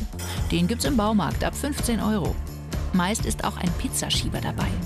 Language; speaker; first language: German; native; German